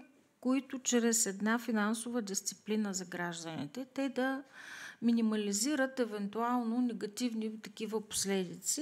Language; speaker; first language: Bulgarian; native; Bulgarian